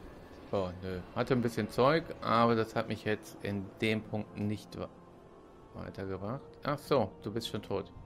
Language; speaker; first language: German; native; German